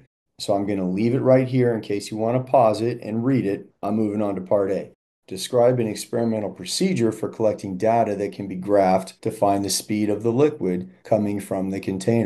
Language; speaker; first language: English; native; English